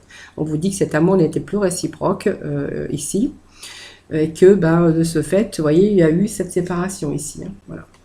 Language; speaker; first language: French; native; French